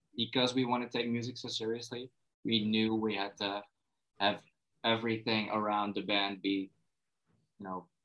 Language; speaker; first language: English; non-native, fluent; Dutch